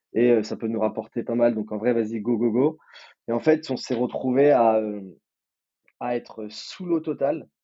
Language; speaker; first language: French; native; French